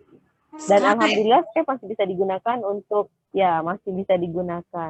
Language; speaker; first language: Indonesian; native; Indonesian